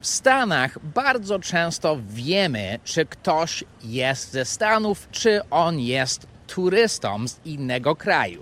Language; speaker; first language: Polish; non-native, fluent; English